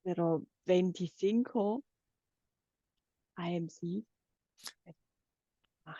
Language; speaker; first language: Spanish; non-native, fluent; Romanian